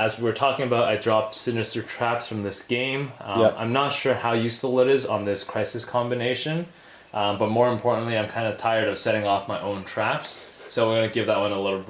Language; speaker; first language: English; native; English